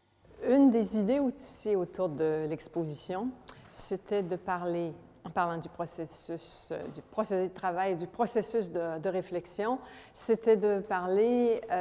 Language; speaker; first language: French; native; French